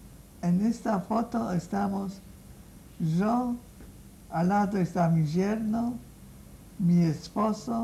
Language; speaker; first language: Spanish; non-native, fluent; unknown